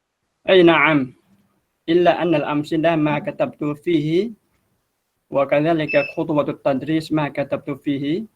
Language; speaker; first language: Arabic; non-native, fluent; Malay